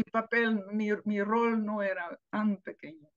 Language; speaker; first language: Spanish; non-native, fluent; Dutch